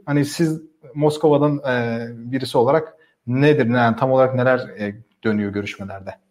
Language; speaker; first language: Turkish; native; Turkish